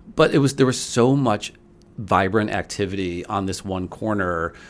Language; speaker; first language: English; native; English